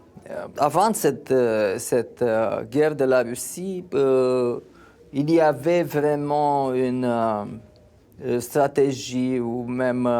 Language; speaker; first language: French; non-native, fluent; Romanian